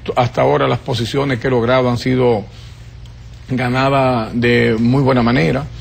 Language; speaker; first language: Spanish; native; Spanish